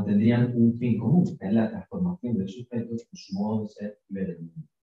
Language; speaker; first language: Spanish; native; Spanish